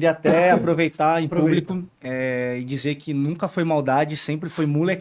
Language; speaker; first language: Portuguese; native; Portuguese